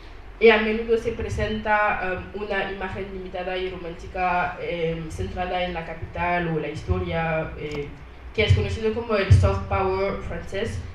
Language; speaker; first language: Spanish; non-native, learner; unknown